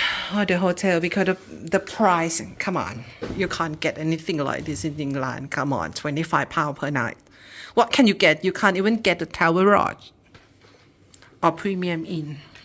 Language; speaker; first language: English; non-native, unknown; Thai